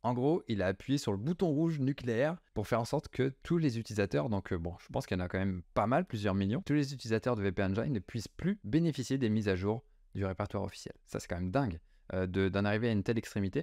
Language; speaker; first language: French; native; French